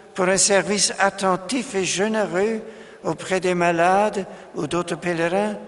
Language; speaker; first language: French; non-native, fluent; German